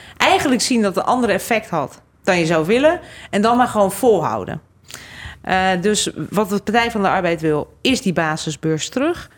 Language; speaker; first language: Dutch; native; Dutch